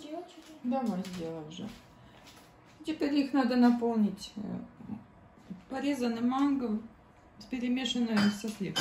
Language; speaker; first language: Russian; native; Russian